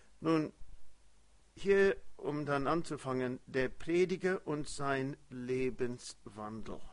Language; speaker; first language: German; early bilingual, heritage; German